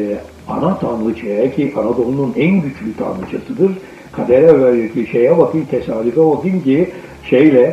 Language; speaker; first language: Turkish; native; Turkish